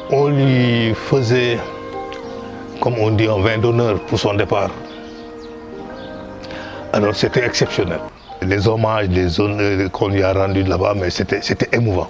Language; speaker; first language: French; non-native, local second language; Wolof